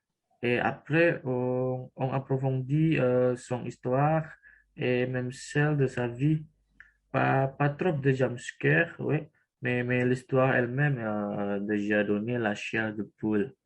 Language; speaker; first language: French; non-native, learner; Indonesian